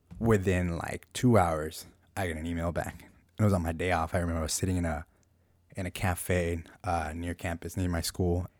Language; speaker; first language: English; native; English